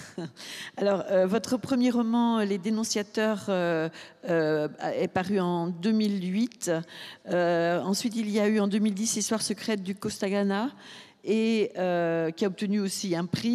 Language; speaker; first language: French; native; French